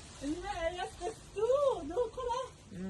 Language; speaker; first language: Swedish; non-native, learner; Thai